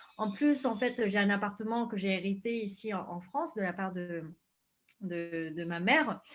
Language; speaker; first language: French; non-native, fluent; Vietnamese